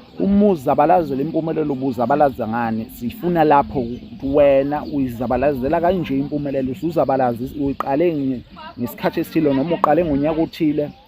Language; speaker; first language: Zulu; native; Zulu